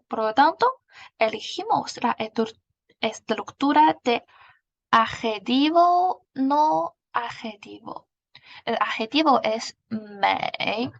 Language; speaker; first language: Spanish; non-native, fluent; Chinese